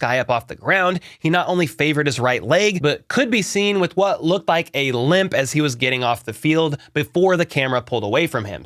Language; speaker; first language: English; native; English